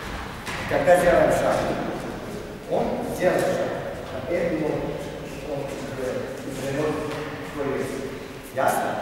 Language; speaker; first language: Russian; non-native, learner; Serbian